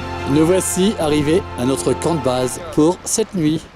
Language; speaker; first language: French; native; French